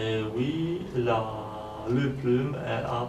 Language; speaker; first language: French; non-native, learner; Polish